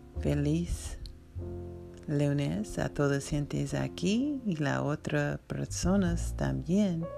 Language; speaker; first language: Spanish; non-native, learner; English